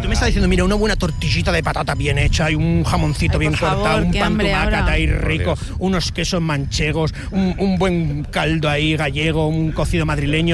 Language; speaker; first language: Spanish; native; Spanish